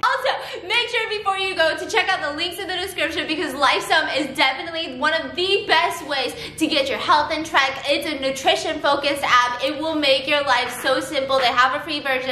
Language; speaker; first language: English; early bilingual, other home language; Korean